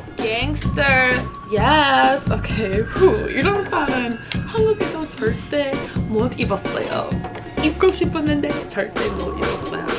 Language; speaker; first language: Korean; non-native, fluent; English